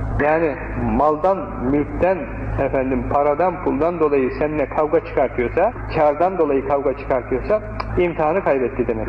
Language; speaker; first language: Turkish; native; Turkish